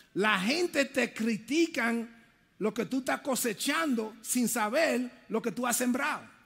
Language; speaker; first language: Spanish; early bilingual, heritage; Spanish